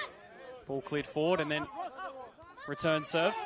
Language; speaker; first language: English; native; English